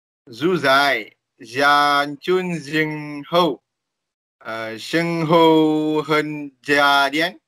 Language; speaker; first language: Chinese; non-native, learner; Malay